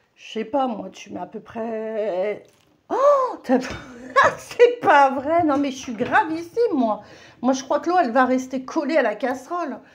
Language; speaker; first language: French; native; French